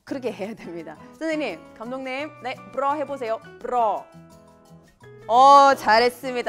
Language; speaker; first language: Korean; non-native, fluent; English